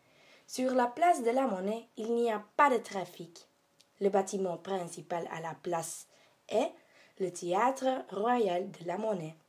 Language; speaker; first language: French; non-native, learner; Dutch